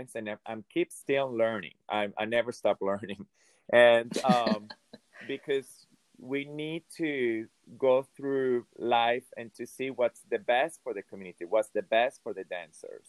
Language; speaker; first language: English; non-native, fluent; Hungarian